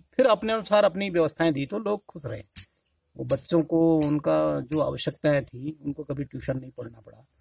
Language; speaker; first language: Hindi; native; Hindi